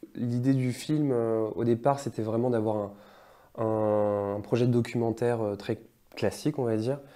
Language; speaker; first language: French; native; French